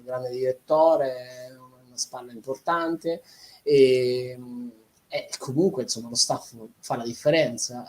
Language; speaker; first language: Italian; native; Italian